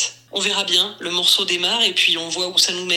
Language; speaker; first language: French; native; French